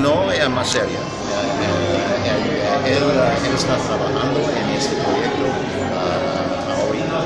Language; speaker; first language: Spanish; non-native, learner; English